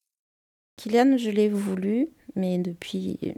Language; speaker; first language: French; native; French